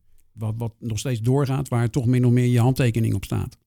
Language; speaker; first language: Dutch; native; Dutch